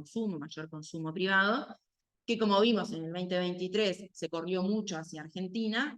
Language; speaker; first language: Spanish; native; Spanish